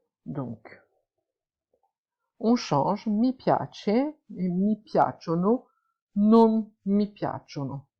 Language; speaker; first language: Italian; non-native, fluent; French